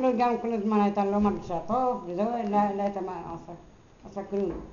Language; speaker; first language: Hebrew; non-native, learner; Arabic